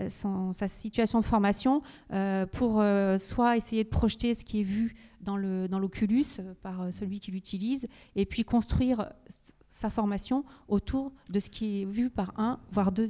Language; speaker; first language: French; native; French